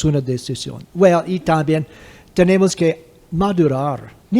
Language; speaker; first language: Spanish; non-native, fluent; English